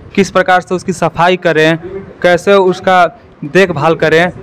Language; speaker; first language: Hindi; native; Hindi